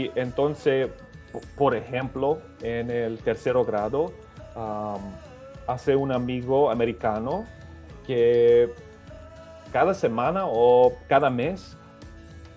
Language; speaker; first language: Spanish; early bilingual, other home language; Serbian